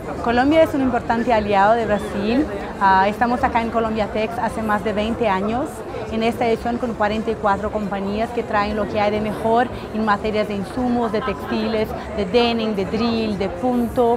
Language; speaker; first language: Spanish; non-native, fluent; Portuguese